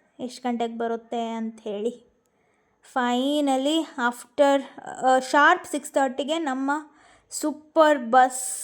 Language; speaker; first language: Kannada; native; Kannada